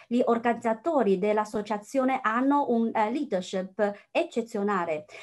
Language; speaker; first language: Italian; non-native, fluent; Chinese